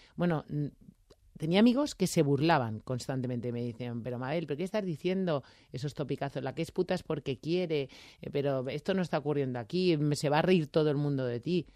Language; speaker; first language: Spanish; native; Spanish